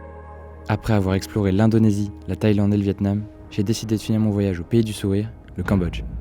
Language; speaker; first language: French; native; French